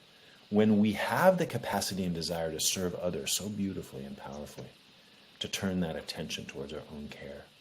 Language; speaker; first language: English; native; English